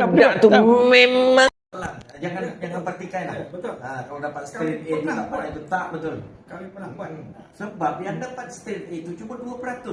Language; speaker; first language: Malay; native; Malay